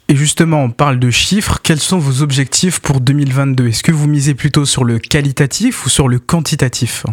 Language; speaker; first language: French; native; French